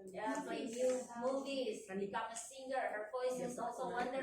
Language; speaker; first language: English; non-native, learner; Indonesian